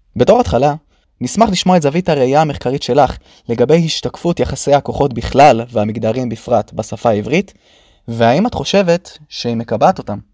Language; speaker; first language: Hebrew; native; Hebrew